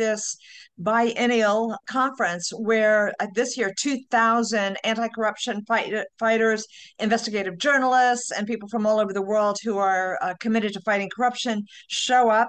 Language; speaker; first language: English; native; English